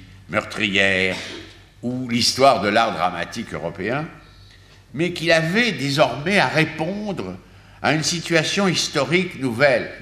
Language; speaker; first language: French; native; French